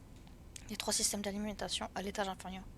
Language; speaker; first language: French; native; French